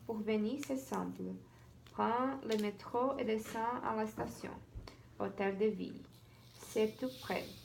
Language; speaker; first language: French; non-native, learner; Portuguese